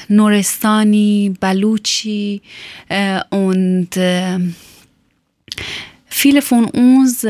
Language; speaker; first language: German; non-native, learner; Persian